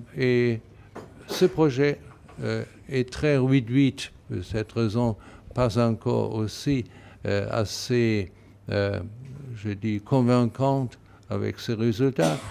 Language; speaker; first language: French; non-native, fluent; German